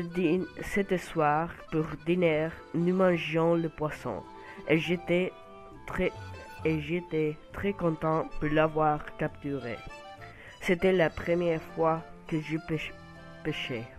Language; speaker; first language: French; non-native, learner; Spanish